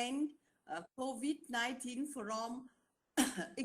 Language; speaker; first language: English; non-native, learner; Vietnamese